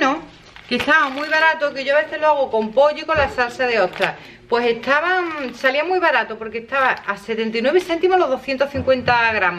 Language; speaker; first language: Spanish; native; Spanish